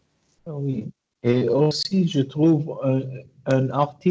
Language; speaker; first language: French; non-native, learner; Arabic